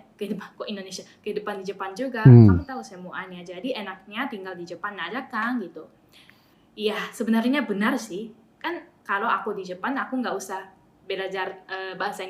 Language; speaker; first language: Indonesian; non-native, fluent; Japanese